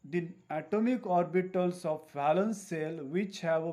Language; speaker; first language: English; non-native, local second language; Marathi